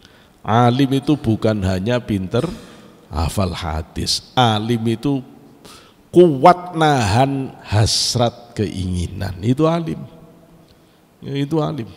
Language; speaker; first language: Indonesian; native; Indonesian